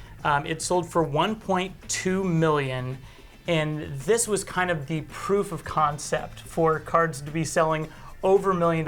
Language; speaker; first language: English; native; English